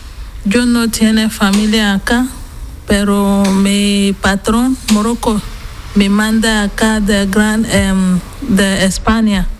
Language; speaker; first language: Spanish; non-native, learner; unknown